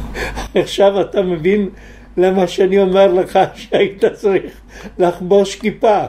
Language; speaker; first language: Hebrew; non-native, fluent; Italian